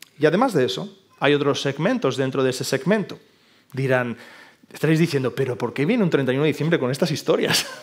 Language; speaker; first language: Spanish; native; Spanish